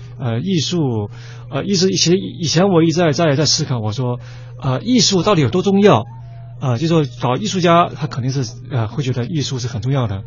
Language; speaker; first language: Chinese; native; Chinese